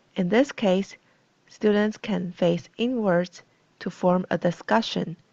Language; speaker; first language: English; non-native, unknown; Chinese